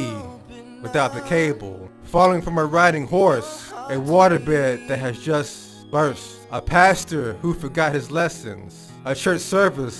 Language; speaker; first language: English; native; English